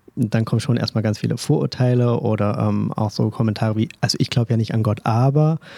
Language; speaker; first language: German; native; German